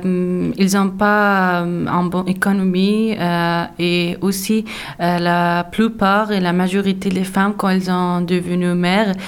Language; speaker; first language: French; non-native, learner; Persian